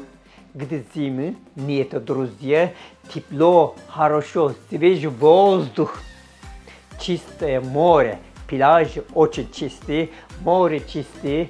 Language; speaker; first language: Russian; non-native, learner; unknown